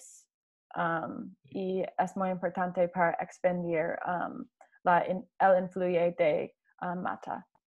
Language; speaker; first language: Spanish; non-native, learner; English